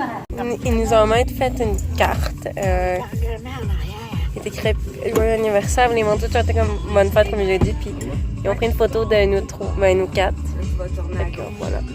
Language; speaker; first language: French; native; French